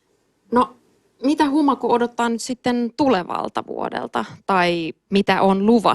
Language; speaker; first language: Finnish; native; Finnish